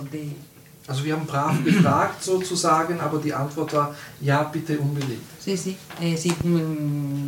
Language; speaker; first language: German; non-native, fluent; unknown